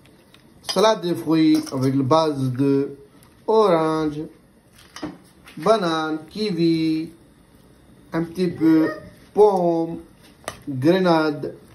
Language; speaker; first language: French; non-native, learner; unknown